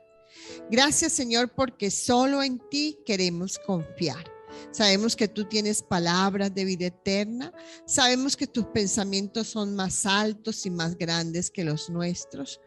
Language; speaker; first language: Spanish; native; Spanish